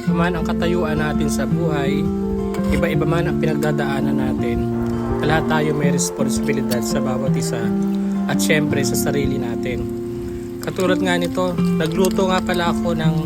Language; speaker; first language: Filipino; non-native, local second language; Bikol